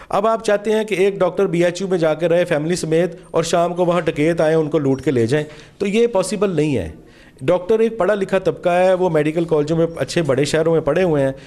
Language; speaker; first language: Urdu; non-native, local second language; Punjabi